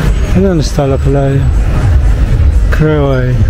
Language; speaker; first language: Spanish; non-native, learner; Italian